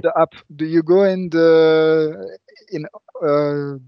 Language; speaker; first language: English; non-native, fluent; French